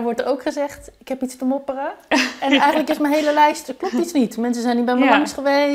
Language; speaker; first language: Dutch; native; Dutch